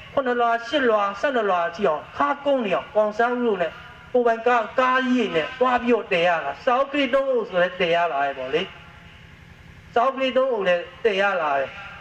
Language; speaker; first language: Burmese; native; Burmese